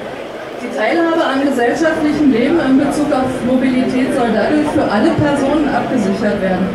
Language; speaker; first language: German; native; German